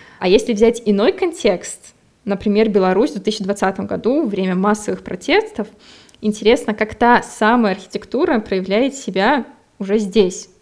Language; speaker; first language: Russian; native; Russian